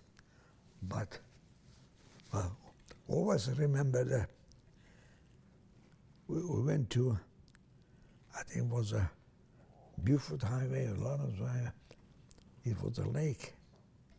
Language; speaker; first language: English; non-native, fluent; Romanian